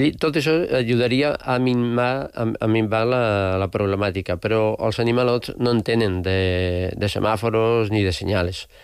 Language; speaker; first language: Catalan; non-native, local second language; Spanish